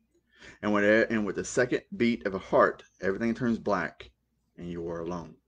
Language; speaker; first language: English; native; English